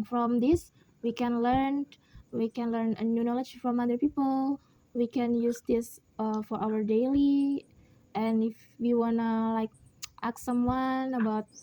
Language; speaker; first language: English; non-native, learner; Indonesian